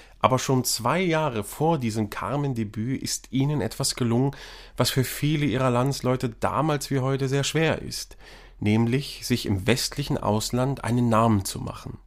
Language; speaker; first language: German; native; German